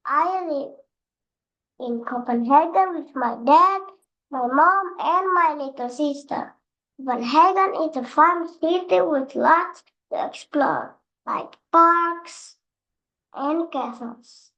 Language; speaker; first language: English; non-native, learner; Indonesian